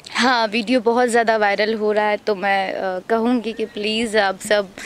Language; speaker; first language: Hindi; native; Hindi